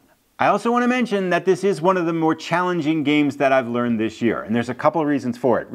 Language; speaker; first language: English; native; English